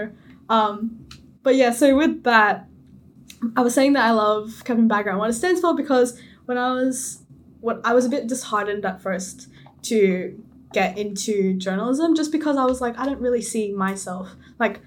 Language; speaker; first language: English; native; English